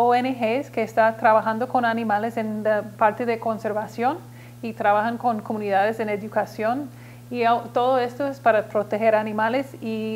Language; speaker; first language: Spanish; non-native, learner; English